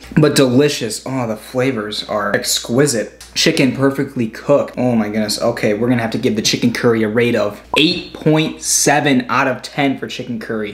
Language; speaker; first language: English; native; English